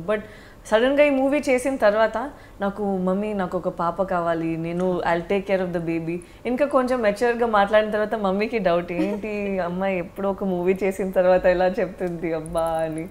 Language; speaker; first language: Telugu; non-native, learner; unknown